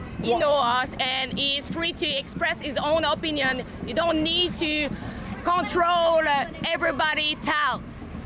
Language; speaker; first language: English; non-native, fluent; French